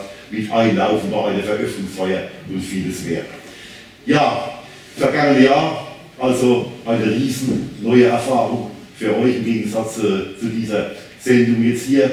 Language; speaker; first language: German; native; German